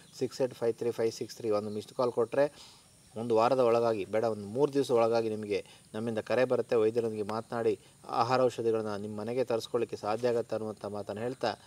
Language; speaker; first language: Kannada; native; Kannada